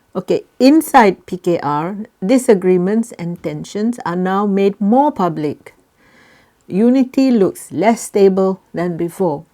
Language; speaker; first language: English; non-native, local second language; Malay